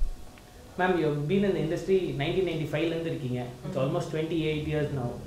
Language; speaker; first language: Tamil; native; Tamil